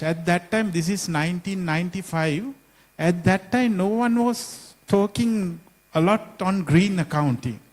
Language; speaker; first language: English; non-native, local second language; Sinhala